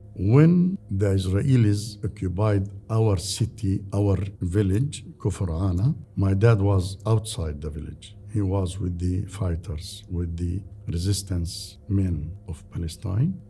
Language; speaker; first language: English; non-native, fluent; Arabic